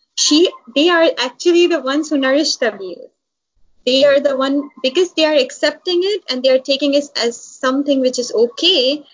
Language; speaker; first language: English; non-native, local second language; Urdu